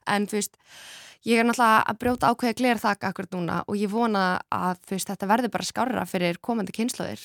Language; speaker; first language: Icelandic; early bilingual, other home language; Kurdish